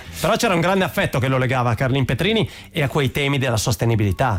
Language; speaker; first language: Italian; native; Italian